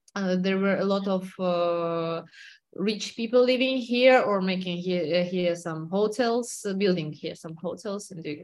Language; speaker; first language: English; non-native, fluent; Russian